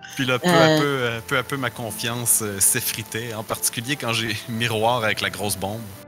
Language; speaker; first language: French; native; French